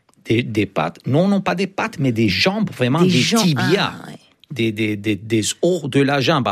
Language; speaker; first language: French; non-native, fluent; Romanian